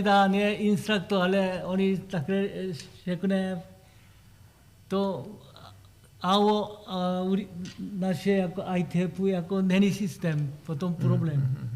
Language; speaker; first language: Czech; non-native, learner; Korean